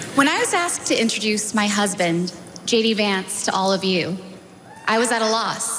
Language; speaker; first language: English; native; English